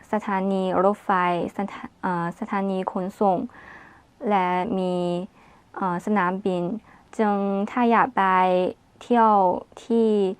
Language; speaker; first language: Thai; non-native, learner; Chinese